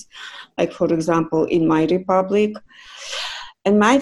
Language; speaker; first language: English; non-native, fluent; Russian